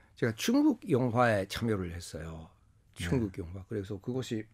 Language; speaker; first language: Korean; non-native, fluent; Japanese